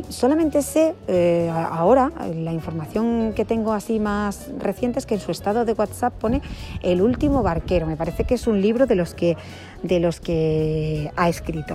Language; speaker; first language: Spanish; native; Spanish